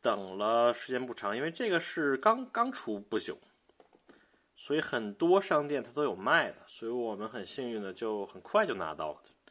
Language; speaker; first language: Chinese; native; Chinese